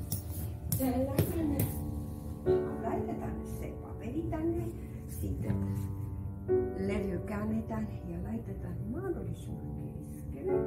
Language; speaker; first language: Finnish; non-native, fluent; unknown